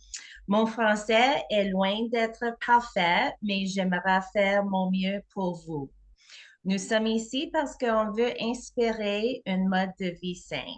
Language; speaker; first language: French; non-native, fluent; English